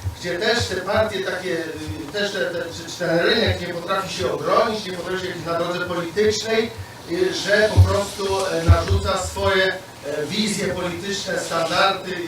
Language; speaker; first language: Polish; native; Polish